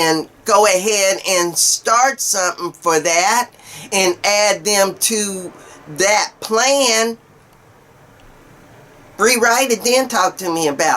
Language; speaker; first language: English; native; English